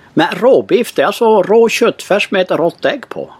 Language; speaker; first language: Swedish; native; Swedish